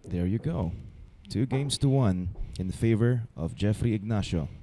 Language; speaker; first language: English; non-native, local second language; Filipino